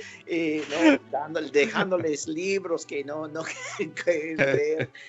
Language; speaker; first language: Spanish; non-native, fluent; English